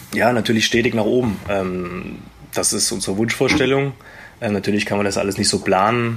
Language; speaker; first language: German; native; German